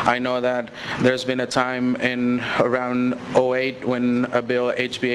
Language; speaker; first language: English; early bilingual, other home language; Spanish